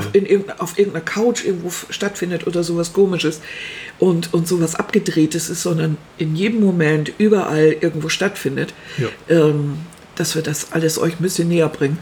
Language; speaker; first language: German; native; German